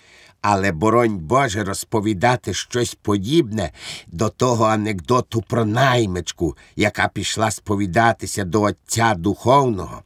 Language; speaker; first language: Ukrainian; native; Ukrainian